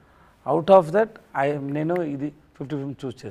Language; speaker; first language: Telugu; non-native, learner; Tamil